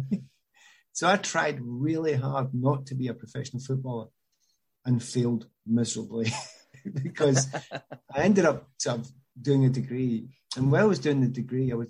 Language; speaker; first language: English; native; English